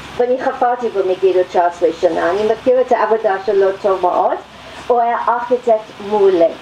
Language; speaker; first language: Hebrew; non-native, fluent; English